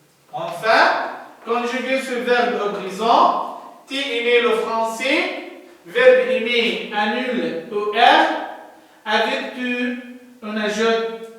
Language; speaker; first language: French; non-native, learner; Arabic